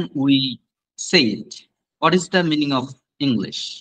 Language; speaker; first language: English; non-native, fluent; Bangla